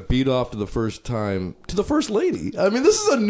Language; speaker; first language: English; native; English